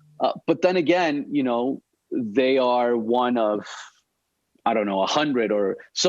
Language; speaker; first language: English; native; English